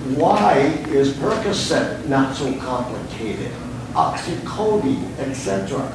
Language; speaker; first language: English; early bilingual, other home language; German